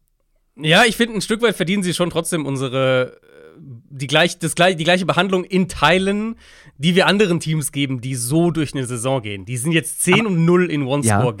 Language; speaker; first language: German; native; German